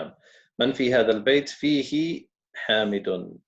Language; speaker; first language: Arabic; non-native, fluent; English